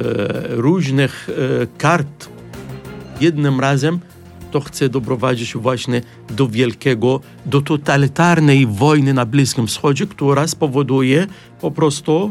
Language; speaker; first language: Polish; non-native, fluent; Arabic